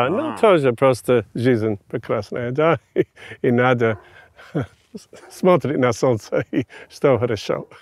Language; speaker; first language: Russian; non-native, fluent; English